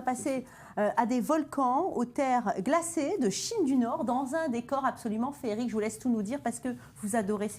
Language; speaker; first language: French; native; French